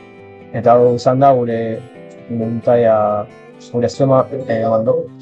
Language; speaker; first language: Basque; non-native, local second language; Spanish